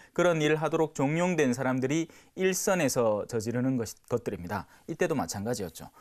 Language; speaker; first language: Korean; native; Korean